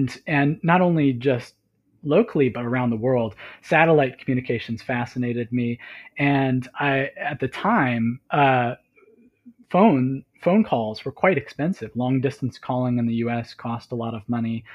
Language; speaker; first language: English; native; English